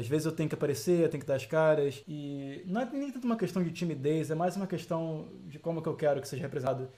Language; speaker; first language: Portuguese; native; Portuguese